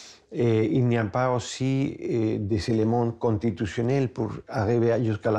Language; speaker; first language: French; non-native, fluent; Spanish